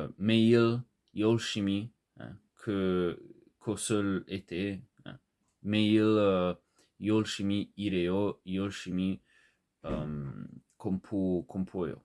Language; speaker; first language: Korean; non-native, learner; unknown